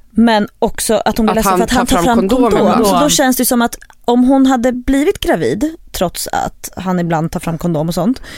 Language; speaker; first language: Swedish; native; Swedish